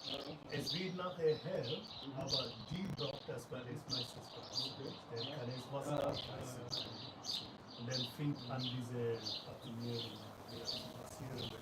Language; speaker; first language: German; non-native, fluent; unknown